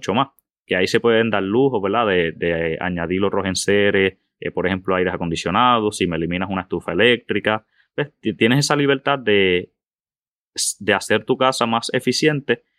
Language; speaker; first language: Spanish; native; Spanish